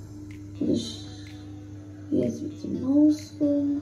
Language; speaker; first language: German; early bilingual, other home language; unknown